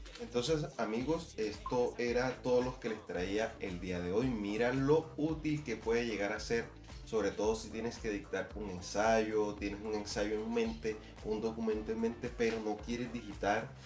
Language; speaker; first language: Spanish; native; Spanish